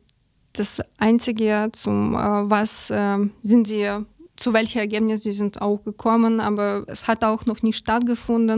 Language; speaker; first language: German; non-native, learner; Ukrainian